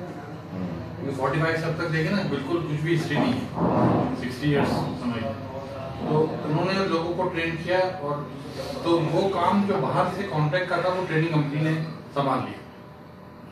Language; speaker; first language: Urdu; non-native, fluent; Japanese